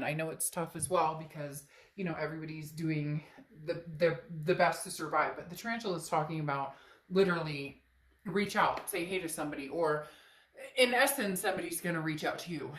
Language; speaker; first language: English; native; English